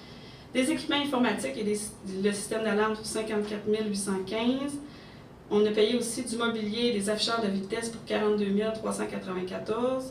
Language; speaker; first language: French; native; French